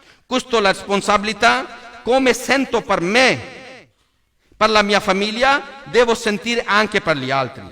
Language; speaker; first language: Italian; non-native, learner; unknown